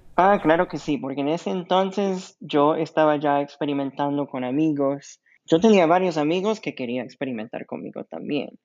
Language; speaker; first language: Spanish; non-native, fluent; English